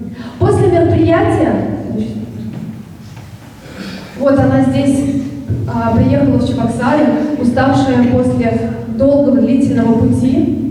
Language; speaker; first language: Russian; native; Russian